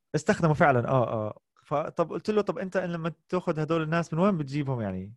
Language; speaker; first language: Arabic; native; Arabic